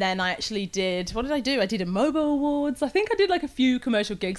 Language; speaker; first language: English; native; English